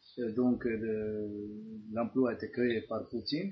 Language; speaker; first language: French; non-native, fluent; Georgian